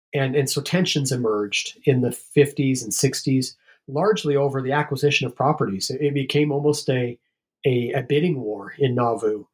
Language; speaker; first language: English; native; English